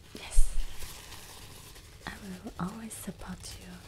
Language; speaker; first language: English; non-native, learner; Cantonese